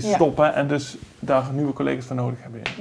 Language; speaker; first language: Dutch; native; Dutch